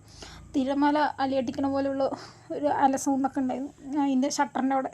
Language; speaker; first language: Malayalam; native; Malayalam